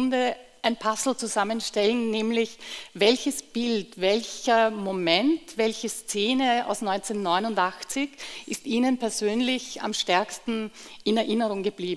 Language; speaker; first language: German; native; German